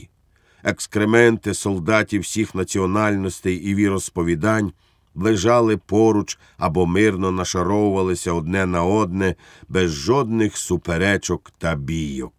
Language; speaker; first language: Ukrainian; native; Ukrainian